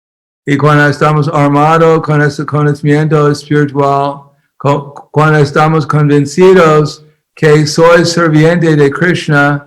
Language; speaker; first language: Spanish; non-native, fluent; English